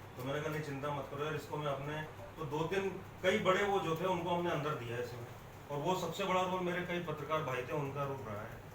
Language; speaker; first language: Hindi; native; Hindi